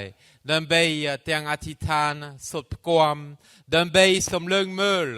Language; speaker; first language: Khmer; non-native, fluent; French